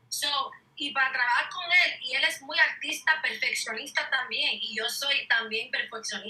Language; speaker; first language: Spanish; early bilingual, heritage; Spanish